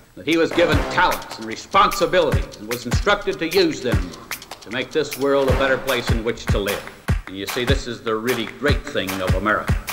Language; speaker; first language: English; native; English